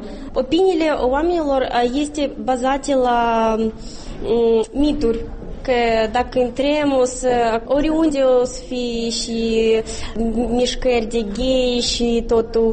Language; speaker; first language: Romanian; non-native, local second language; Gagauz